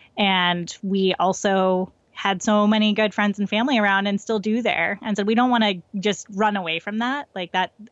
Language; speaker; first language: English; native; English